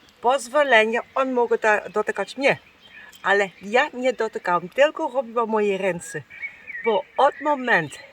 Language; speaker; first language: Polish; non-native, learner; Dutch